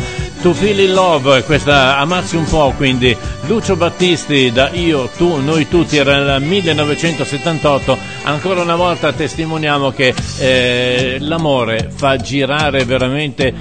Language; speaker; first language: Italian; native; Italian